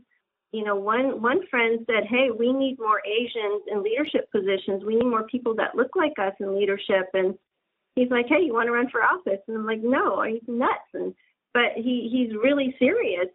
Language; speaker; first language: English; early bilingual, other home language; Japanese